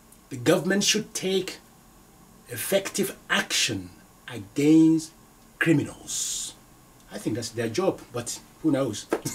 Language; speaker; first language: English; non-native, local second language; Yoruba